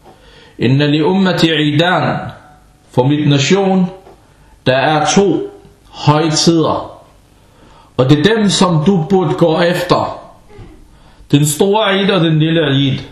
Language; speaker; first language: Danish; non-native, fluent; Arabic